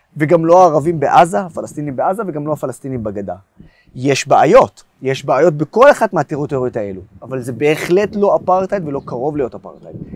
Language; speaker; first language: Hebrew; non-native, local second language; Arabic